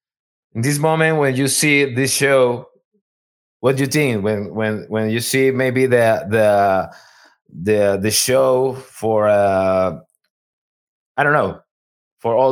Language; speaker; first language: English; non-native, learner; Spanish